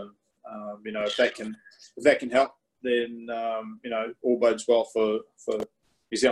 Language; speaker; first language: English; native; English